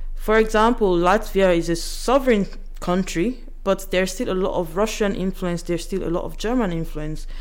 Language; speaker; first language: English; non-native, local second language; Yoruba